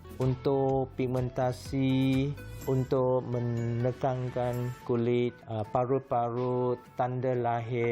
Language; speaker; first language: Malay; non-native, local second language; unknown